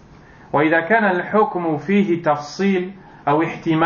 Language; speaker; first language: Arabic; non-native, fluent; French